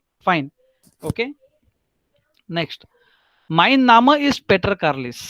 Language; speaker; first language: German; non-native, fluent; Hindi